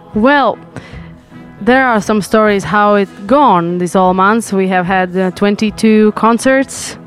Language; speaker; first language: English; non-native, fluent; Latvian